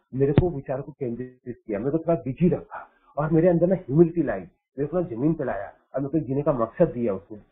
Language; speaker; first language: Hindi; native; Hindi